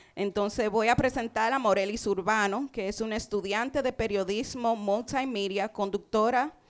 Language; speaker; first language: Spanish; early bilingual, heritage; Spanish